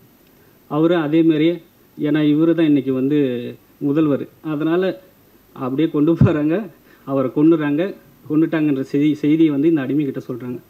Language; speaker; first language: Tamil; native; Tamil